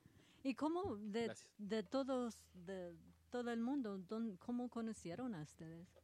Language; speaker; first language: Spanish; early bilingual, heritage; Spanish